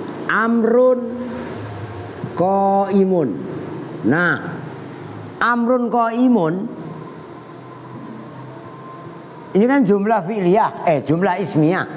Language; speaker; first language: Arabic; non-native, fluent; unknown